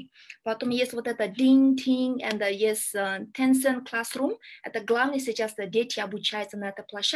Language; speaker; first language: Russian; non-native, learner; Kyrgyz